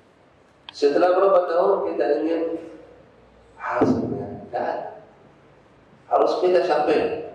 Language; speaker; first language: Indonesian; non-native, fluent; Arabic